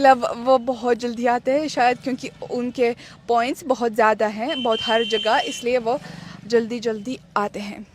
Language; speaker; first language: Hindi; non-native, learner; Russian